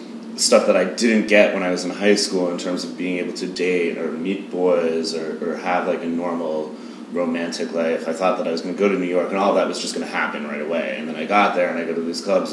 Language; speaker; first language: English; native; English